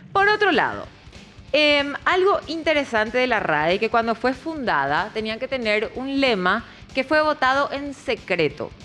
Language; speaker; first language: Spanish; native; Spanish